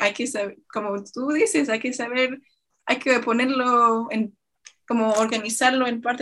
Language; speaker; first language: Spanish; non-native, fluent; English